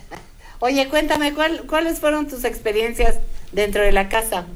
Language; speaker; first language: Spanish; native; Spanish